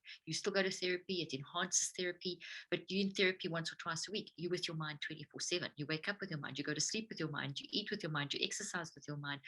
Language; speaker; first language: English; native; English